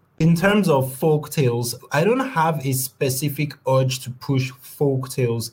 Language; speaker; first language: English; non-native, local second language; Yoruba